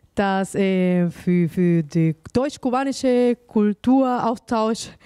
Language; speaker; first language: German; non-native, fluent; Spanish